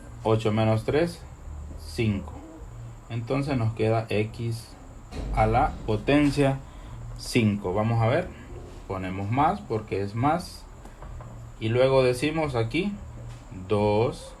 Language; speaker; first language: Spanish; native; Spanish